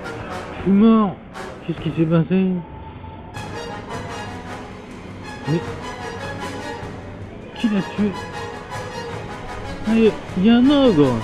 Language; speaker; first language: French; native; French